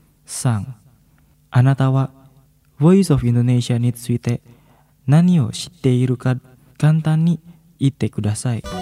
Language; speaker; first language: Japanese; non-native, fluent; Indonesian